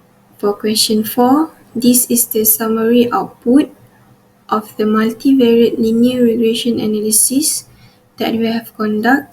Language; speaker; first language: English; non-native, local second language; Malay